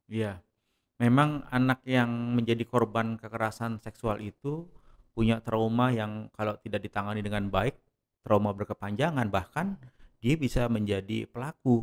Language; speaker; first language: Indonesian; native; Indonesian